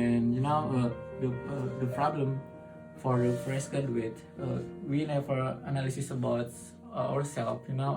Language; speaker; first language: English; non-native, learner; Indonesian